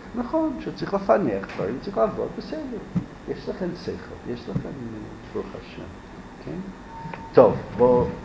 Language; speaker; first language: Hebrew; non-native, fluent; English